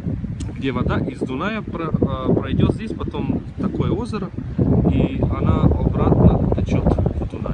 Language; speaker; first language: Russian; early bilingual, heritage; Russian